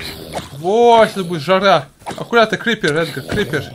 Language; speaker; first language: Russian; native; Russian